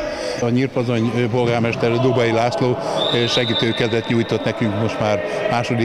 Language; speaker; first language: Hungarian; native; Hungarian